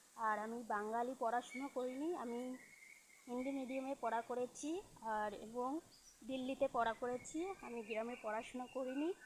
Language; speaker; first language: Bangla; early bilingual, heritage; Bangla